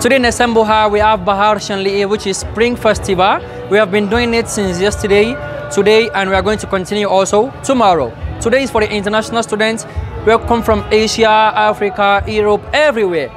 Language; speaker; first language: English; non-native, local second language; Yoruba